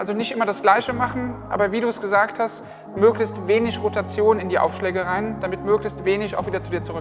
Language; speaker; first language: German; native; German